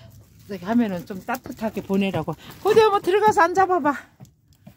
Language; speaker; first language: Korean; native; Korean